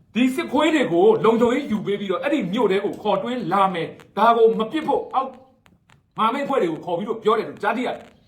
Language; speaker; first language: Burmese; non-native, local second language; Shwe Palaung